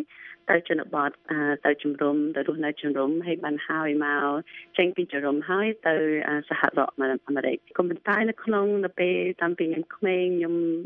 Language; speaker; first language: Khmer; early bilingual, other home language; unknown